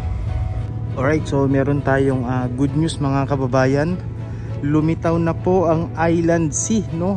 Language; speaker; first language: Filipino; native; Filipino